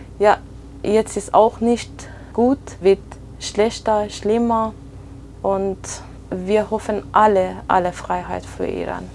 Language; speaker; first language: German; non-native, fluent; Persian